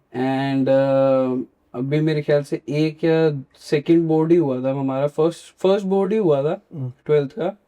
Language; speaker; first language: Hindi; native; Hindi